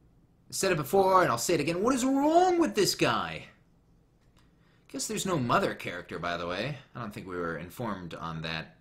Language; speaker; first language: English; native; English